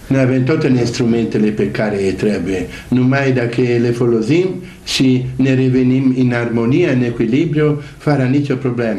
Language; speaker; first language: Romanian; non-native, learner; Italian